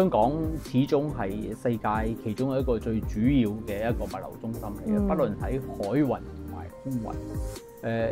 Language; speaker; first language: Cantonese; native; Cantonese